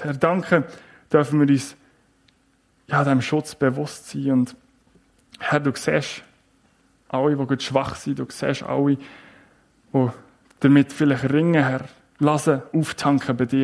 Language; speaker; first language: German; native; German